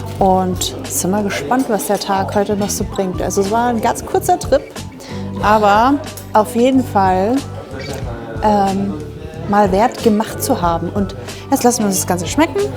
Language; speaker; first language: German; native; German